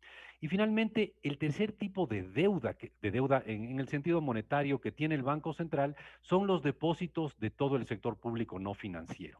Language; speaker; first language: Spanish; native; Spanish